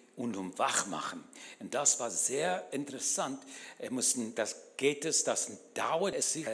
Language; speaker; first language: German; non-native, learner; English